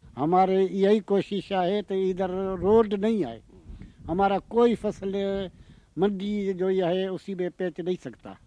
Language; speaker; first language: Urdu; non-native, local second language; Sindhi